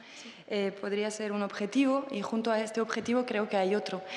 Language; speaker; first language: Spanish; non-native, fluent; French